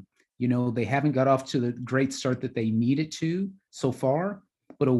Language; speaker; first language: English; native; English